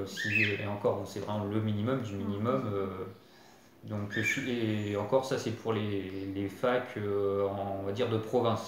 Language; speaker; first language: French; native; French